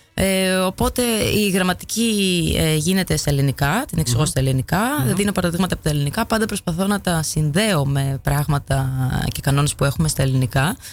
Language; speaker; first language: Greek; native; Greek